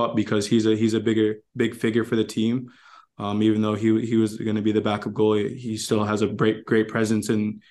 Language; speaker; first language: English; native; English